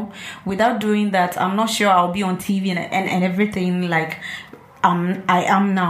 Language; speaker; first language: English; non-native, local second language; Ewe